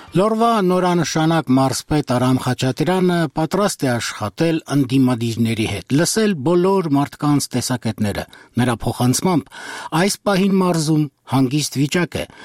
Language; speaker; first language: Armenian; native; Armenian